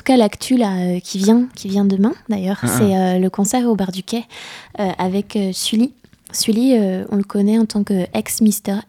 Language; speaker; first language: French; native; French